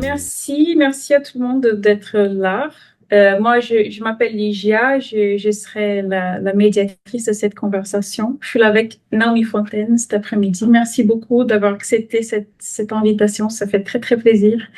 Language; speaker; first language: French; non-native, fluent; Portuguese